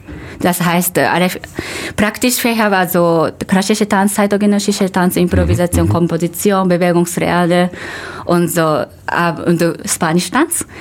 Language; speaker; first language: German; non-native, fluent; Japanese